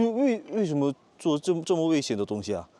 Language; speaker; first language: Chinese; non-native, learner; Korean